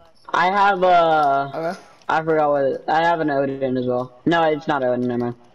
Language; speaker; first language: English; native; English